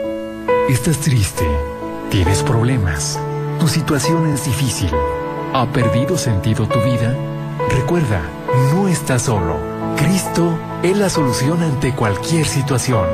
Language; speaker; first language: Spanish; native; Spanish